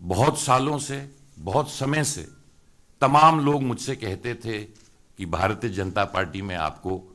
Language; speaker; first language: Hindi; native; Hindi